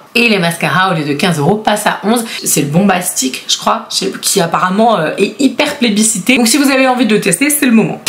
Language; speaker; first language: French; native; French